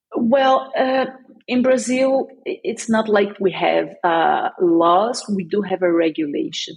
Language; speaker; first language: English; non-native, fluent; Portuguese